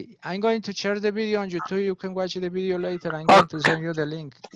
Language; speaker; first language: English; non-native, learner; Spanish